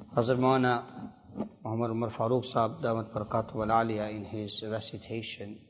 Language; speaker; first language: English; early bilingual, other home language; Urdu